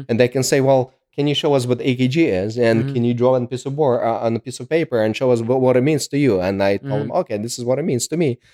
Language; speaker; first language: English; early bilingual, other home language; Ukrainian